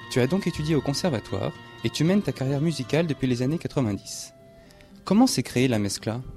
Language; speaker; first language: French; native; French